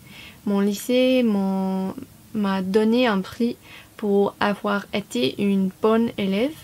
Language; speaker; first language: French; non-native, fluent; English